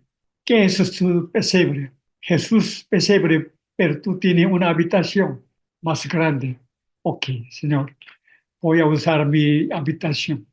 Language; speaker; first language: Spanish; non-native, learner; Korean